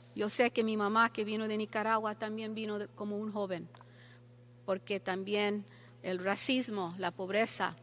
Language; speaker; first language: Spanish; early bilingual, heritage; Spanish